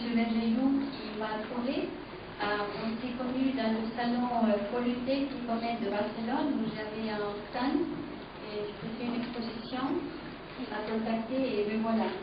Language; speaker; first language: French; non-native, fluent; Catalan